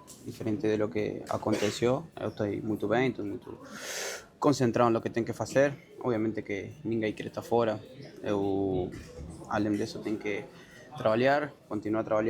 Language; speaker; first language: Portuguese; non-native, learner; Spanish